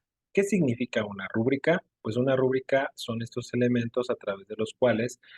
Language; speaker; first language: Spanish; native; Spanish